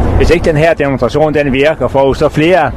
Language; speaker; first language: Danish; native; Danish